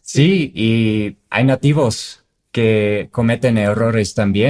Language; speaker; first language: Spanish; non-native, fluent; English